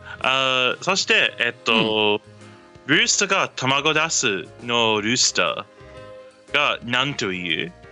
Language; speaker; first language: Japanese; non-native, learner; English